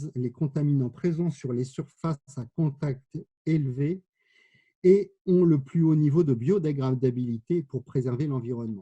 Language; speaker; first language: French; native; French